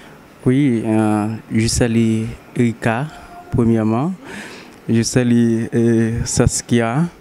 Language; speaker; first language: French; non-native, local second language; Haitian Creole